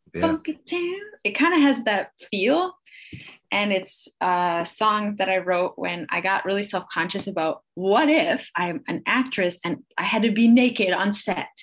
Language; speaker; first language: English; native; English